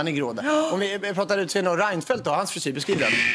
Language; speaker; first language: Swedish; native; Swedish